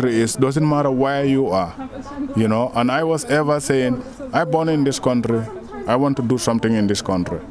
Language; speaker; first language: English; non-native, local second language; Wolof